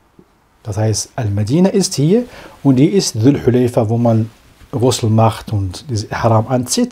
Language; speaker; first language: German; non-native, fluent; Arabic